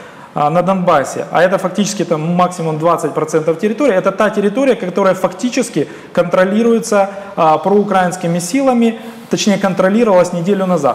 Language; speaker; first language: Russian; native; Russian